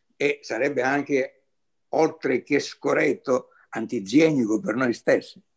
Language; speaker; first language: Italian; non-native, fluent; Greek